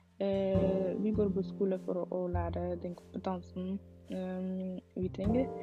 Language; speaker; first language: Norwegian; non-native, learner; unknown